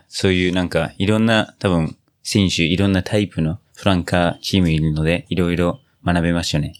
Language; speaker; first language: Japanese; non-native, fluent; English